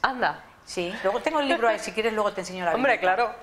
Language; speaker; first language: Spanish; native; Spanish